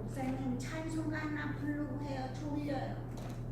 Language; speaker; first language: Korean; native; Korean